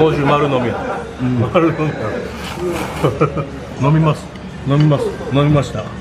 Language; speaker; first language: Japanese; native; Japanese